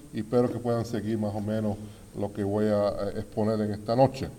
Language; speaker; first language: Spanish; early bilingual, heritage; Spanish